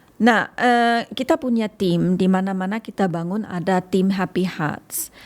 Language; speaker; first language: Indonesian; non-native, fluent; German